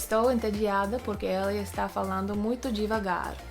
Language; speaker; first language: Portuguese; non-native, learner; Swedish